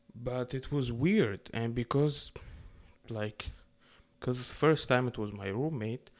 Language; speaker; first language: English; non-native, fluent; Arabic